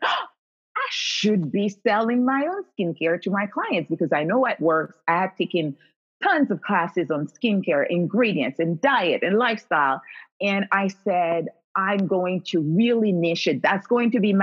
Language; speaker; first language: English; non-native, fluent; Haitian Creole